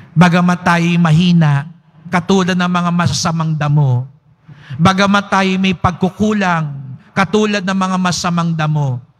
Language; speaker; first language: Filipino; native; Filipino